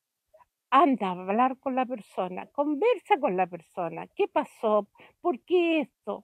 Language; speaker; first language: Spanish; native; Spanish